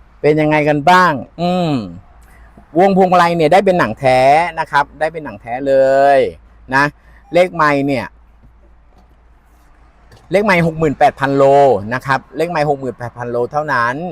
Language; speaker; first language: Thai; native; Thai